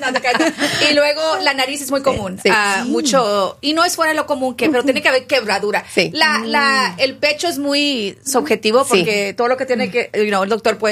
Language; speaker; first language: Spanish; early bilingual, heritage; Spanish